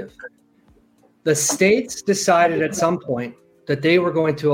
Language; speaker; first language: English; native; English